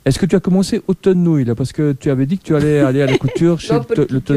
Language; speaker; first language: French; native; French